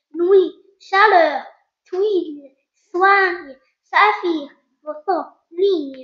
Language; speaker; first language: French; non-native, local second language; Arabic